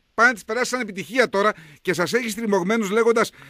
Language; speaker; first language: Greek; native; Greek